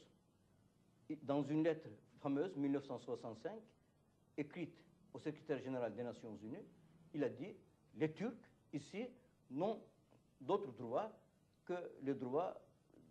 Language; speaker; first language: French; non-native, fluent; Turkish